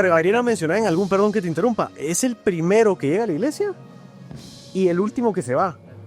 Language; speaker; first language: Spanish; native; Spanish